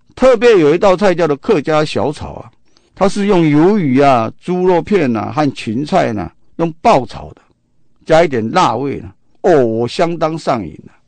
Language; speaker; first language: Chinese; non-native, local second language; Min Nan Chinese